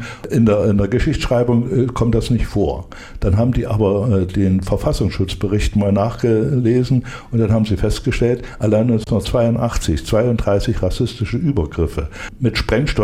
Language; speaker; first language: German; native; German